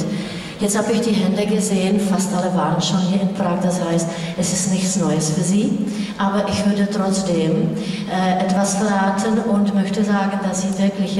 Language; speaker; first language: German; non-native, fluent; Czech